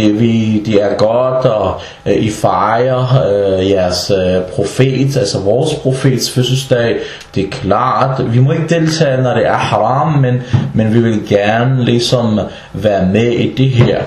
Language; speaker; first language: Danish; early bilingual, other home language; Arabic